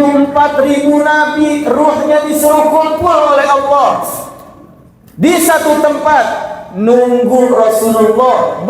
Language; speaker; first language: Indonesian; native; Indonesian